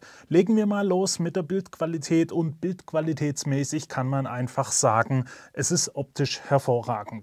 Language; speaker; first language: German; native; German